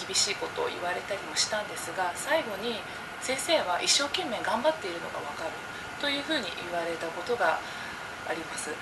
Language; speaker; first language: Japanese; native; Japanese